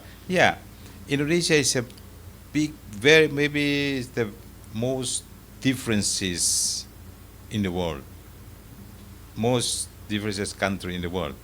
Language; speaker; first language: English; non-native, fluent; Indonesian